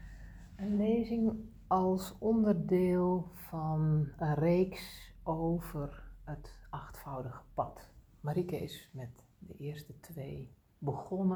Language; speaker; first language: Dutch; native; Dutch